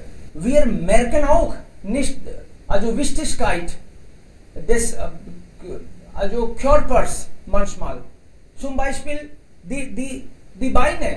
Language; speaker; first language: German; non-native, learner; Hindi